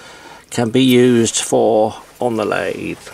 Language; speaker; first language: English; native; English